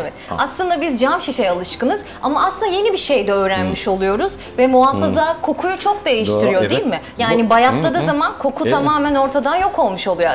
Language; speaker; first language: Turkish; native; Turkish